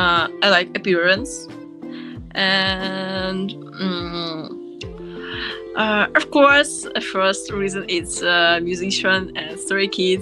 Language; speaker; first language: English; non-native, learner; Russian